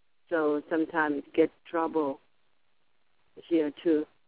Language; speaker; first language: English; non-native, learner; Thai